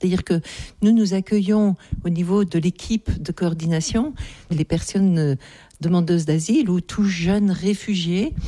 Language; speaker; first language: French; native; French